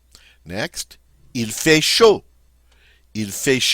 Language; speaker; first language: French; non-native, fluent; English